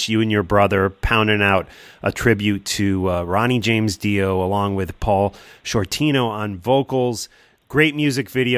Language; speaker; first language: English; native; English